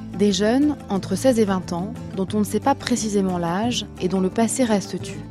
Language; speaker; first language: French; native; French